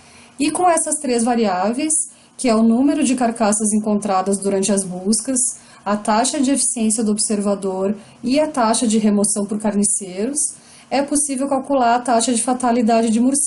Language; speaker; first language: Portuguese; native; Portuguese